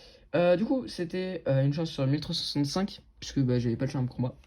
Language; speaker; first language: French; native; French